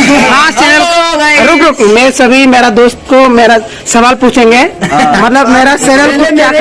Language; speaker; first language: Hindi; non-native, local second language; Assamese